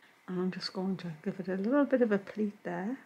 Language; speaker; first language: English; native; English